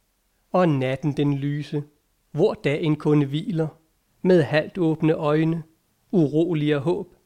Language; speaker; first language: Danish; native; Danish